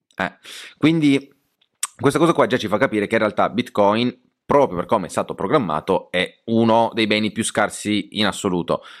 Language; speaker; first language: Italian; native; Italian